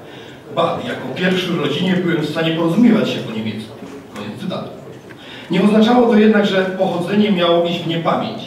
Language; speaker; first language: Polish; native; Polish